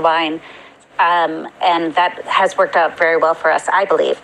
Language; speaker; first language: English; native; English